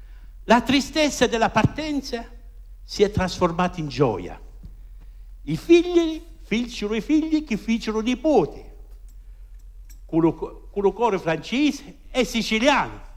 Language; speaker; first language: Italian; early bilingual, heritage; French